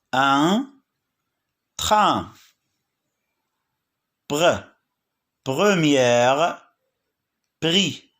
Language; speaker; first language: French; non-native, local second language; Arabic